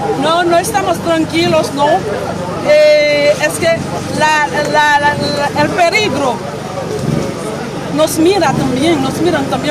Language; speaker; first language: Spanish; non-native, local second language; Haitian Creole